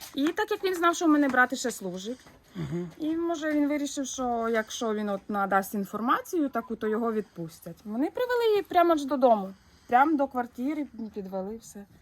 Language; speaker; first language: Ukrainian; native; Ukrainian